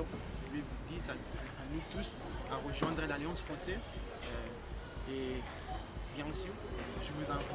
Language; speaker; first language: French; non-native, learner; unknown